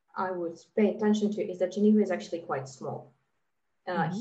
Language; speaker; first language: English; non-native, fluent; Latvian